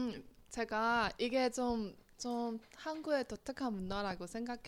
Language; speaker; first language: Korean; non-native, fluent; Chinese